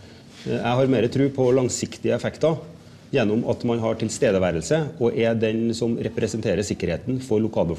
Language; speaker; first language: Norwegian; native; Norwegian